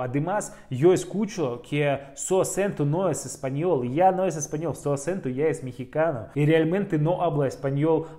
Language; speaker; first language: Spanish; non-native, learner; Russian